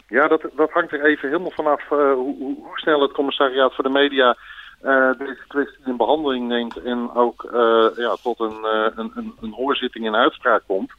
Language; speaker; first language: Dutch; native; Dutch